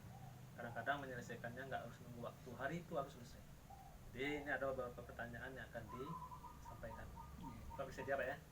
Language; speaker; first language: Indonesian; native; Indonesian